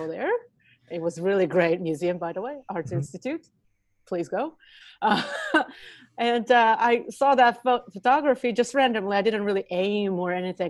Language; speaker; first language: English; non-native, fluent; Japanese